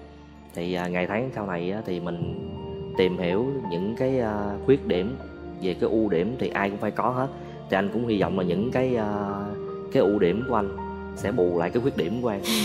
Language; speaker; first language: Vietnamese; native; Vietnamese